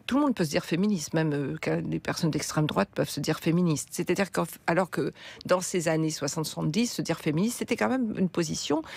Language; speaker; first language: French; native; French